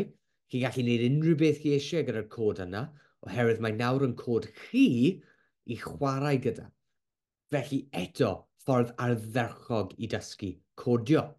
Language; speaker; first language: Welsh; non-native, local second language; English